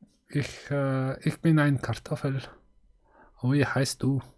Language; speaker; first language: German; non-native, learner; Mongolian